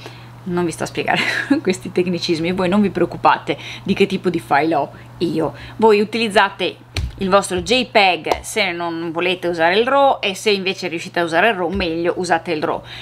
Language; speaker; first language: Italian; native; Italian